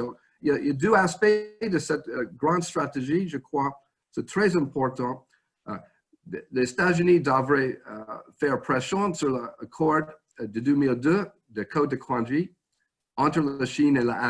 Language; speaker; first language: French; non-native, fluent; English